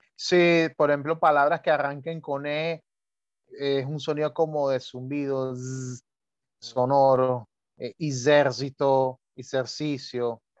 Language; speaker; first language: Spanish; native; Spanish